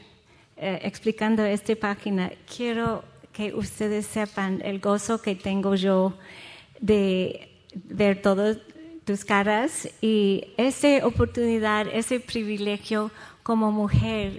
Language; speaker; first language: Spanish; non-native, fluent; English